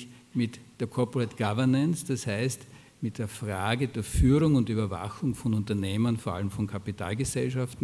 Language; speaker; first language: German; native; German